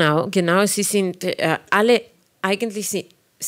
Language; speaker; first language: German; non-native, fluent; Spanish